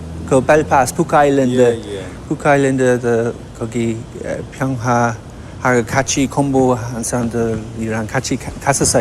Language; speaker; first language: Korean; non-native, fluent; English